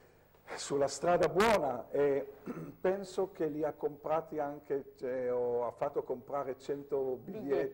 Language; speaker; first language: Italian; non-native, fluent; Hebrew